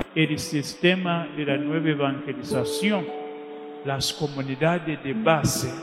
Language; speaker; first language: Spanish; non-native, fluent; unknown